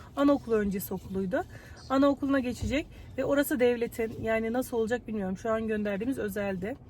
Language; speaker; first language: Turkish; native; Turkish